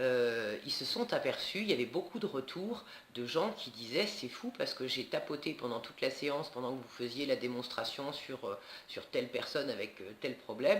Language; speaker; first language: French; native; French